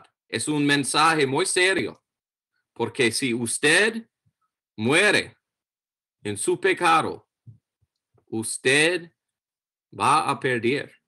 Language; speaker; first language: Spanish; non-native, learner; English